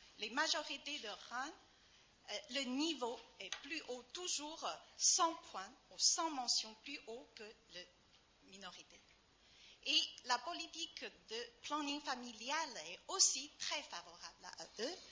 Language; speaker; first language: French; non-native, fluent; Chinese